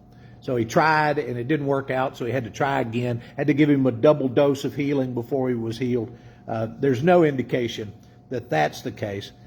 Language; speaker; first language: English; native; English